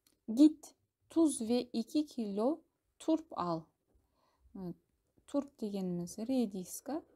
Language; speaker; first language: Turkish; non-native, fluent; Kazakh